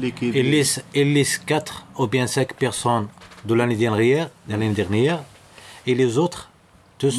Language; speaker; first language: French; non-native, learner; Arabic